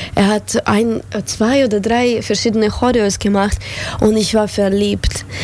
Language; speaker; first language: German; non-native, fluent; Russian